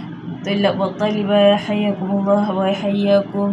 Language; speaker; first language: Arabic; non-native, learner; Malay